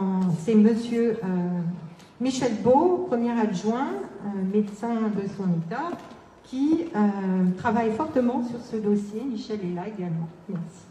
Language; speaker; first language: French; native; French